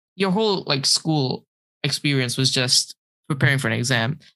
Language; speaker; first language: English; non-native, local second language; Malay